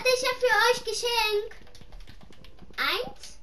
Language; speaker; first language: German; non-native, learner; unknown